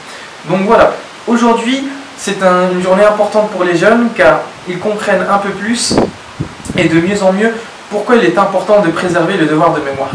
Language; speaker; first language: French; native; French